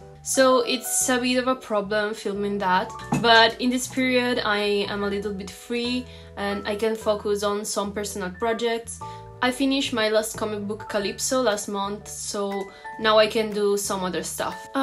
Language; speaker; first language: English; non-native, fluent; Italian